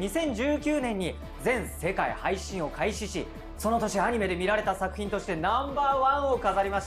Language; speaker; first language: Japanese; native; Japanese